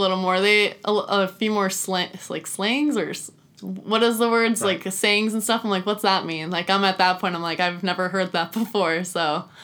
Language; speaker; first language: English; native; English